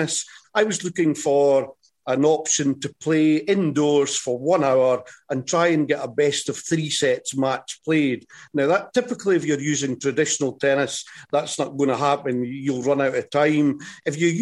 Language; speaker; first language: English; native; English